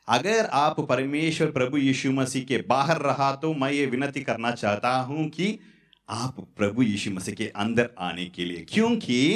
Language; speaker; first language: Hindi; non-native, local second language; Tamil